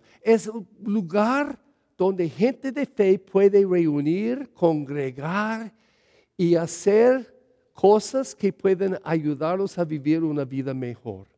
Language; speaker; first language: Spanish; early bilingual, heritage; English